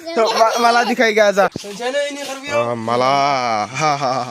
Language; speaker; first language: Hindi; non-native, local second language; Bodo